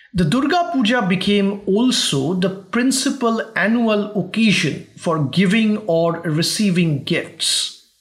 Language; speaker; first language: English; non-native, local second language; Bangla